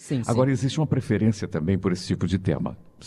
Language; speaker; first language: Portuguese; native; Portuguese